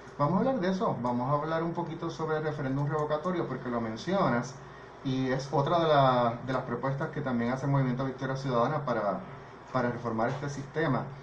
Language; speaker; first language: Spanish; native; Spanish